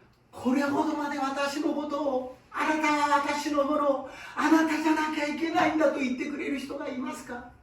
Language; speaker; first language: Japanese; non-native, fluent; Korean